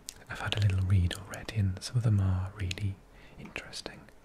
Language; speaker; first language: English; non-native, local second language; Welsh